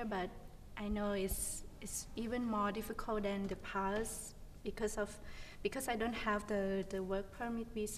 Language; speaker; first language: English; non-native, fluent; Thai